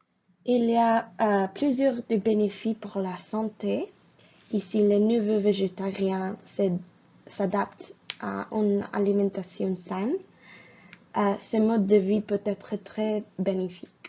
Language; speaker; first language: French; non-native, fluent; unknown